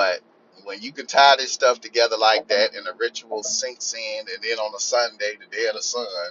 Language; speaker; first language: English; native; English